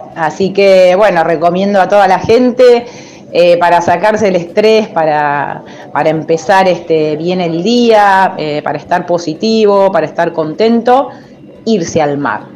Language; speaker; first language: Spanish; native; Spanish